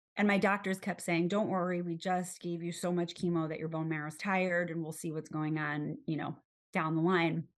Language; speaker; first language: English; native; English